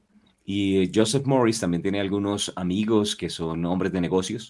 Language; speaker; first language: Spanish; native; Spanish